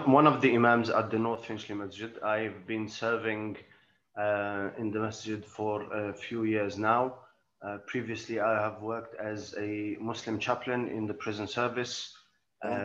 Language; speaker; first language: English; non-native, fluent; Arabic